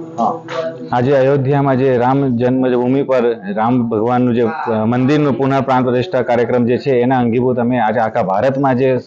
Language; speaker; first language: Gujarati; native; Gujarati